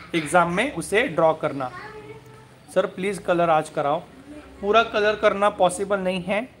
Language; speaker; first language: Hindi; non-native, local second language; Marathi